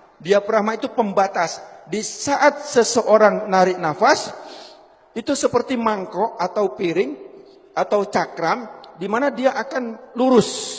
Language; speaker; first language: Indonesian; non-native, local second language; Javanese